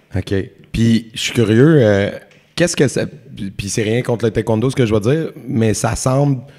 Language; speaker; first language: French; native; French